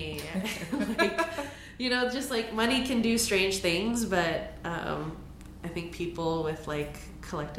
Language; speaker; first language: English; native; English